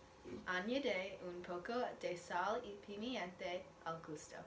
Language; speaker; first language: Spanish; non-native, learner; English